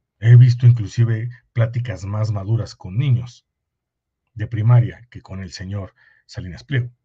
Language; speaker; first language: Spanish; native; Spanish